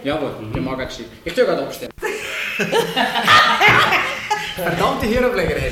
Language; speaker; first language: German; native; German